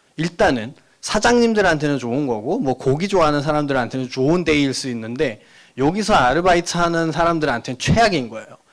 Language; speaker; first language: Korean; non-native, fluent; Nepali